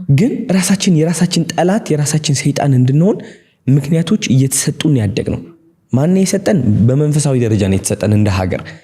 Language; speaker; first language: Amharic; non-native, local second language; Tigrinya